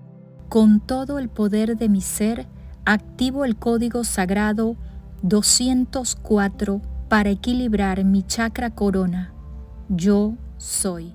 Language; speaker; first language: Spanish; native; Spanish